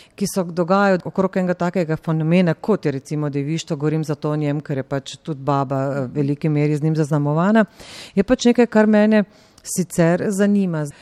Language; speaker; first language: Slovenian; native; Slovenian